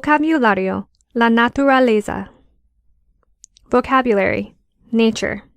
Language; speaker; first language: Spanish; non-native, fluent; English